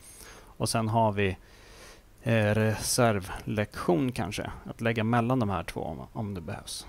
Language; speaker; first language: Swedish; native; Swedish